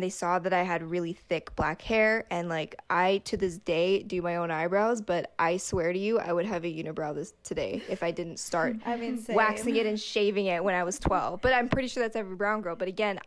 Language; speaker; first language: English; native; English